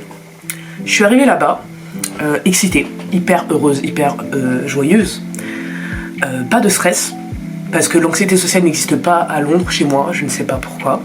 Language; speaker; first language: French; native; French